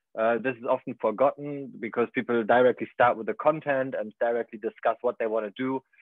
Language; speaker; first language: English; non-native, fluent; German